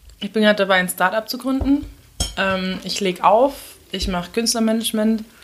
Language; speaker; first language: German; early bilingual, other home language; Turkish